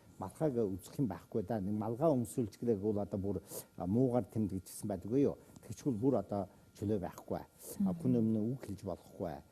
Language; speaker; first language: Mongolian; native; Mongolian